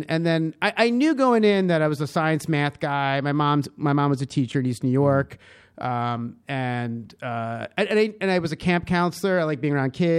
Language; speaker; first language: English; native; English